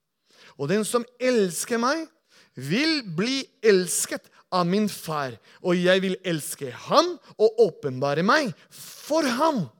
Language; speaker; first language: Norwegian; non-native, fluent; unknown